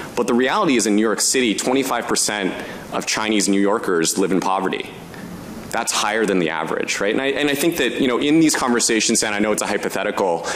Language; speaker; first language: English; native; English